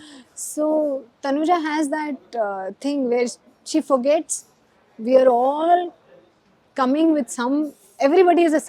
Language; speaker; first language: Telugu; non-native, local second language; Hindi